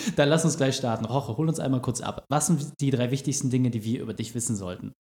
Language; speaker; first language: German; native; German